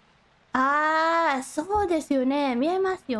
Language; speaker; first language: Japanese; non-native, learner; Thai